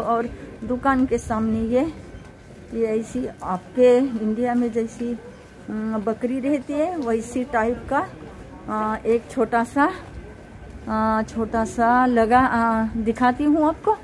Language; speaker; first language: Hindi; non-native, local second language; Marathi